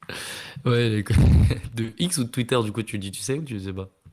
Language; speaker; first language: French; native; French